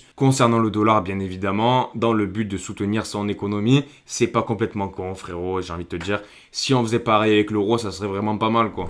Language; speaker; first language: French; native; French